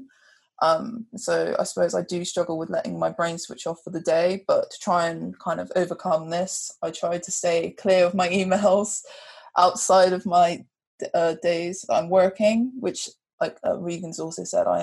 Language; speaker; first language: English; native; English